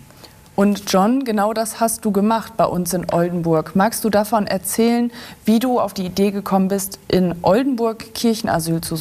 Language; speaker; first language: German; native; German